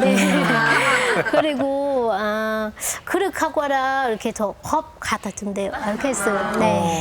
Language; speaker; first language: Korean; non-native, local second language; Lao